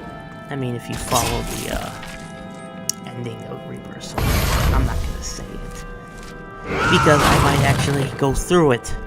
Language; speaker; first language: English; native; English